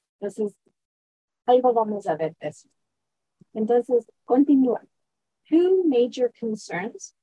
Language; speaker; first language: Spanish; early bilingual, heritage; Spanish